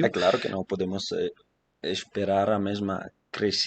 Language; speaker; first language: Portuguese; non-native, fluent; Italian